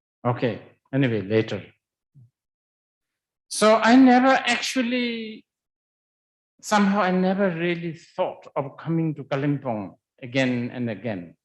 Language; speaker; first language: English; non-native, fluent; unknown